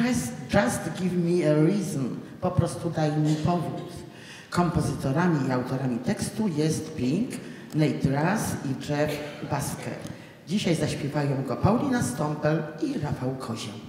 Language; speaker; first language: Polish; native; Polish